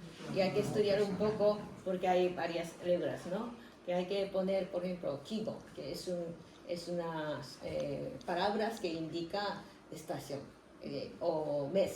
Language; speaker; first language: Spanish; non-native, fluent; Japanese